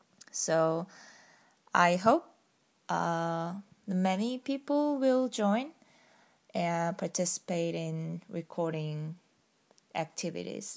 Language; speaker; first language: English; non-native, fluent; Korean